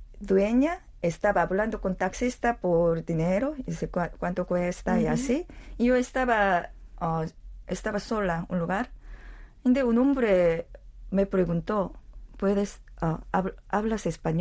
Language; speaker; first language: Spanish; non-native, learner; Korean